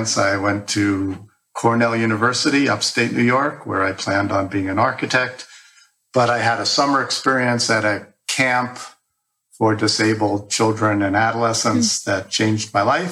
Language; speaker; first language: English; native; English